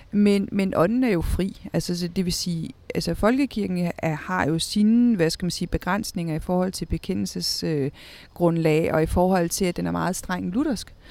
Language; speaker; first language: Danish; early bilingual, other home language; Spanish